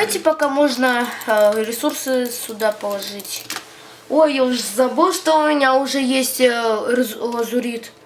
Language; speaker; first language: Russian; native; Russian